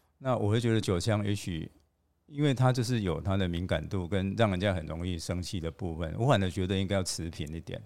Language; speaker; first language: Chinese; native; Chinese